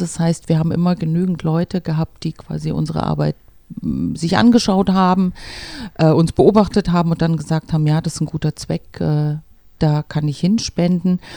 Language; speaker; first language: German; native; German